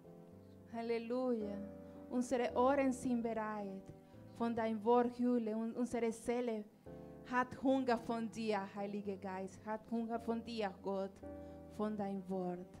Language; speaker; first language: German; non-native, learner; Spanish